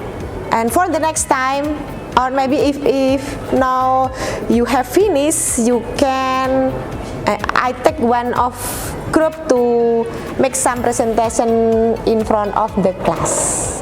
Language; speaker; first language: English; non-native, learner; Indonesian